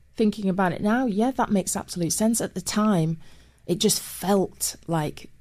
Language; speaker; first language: English; native; English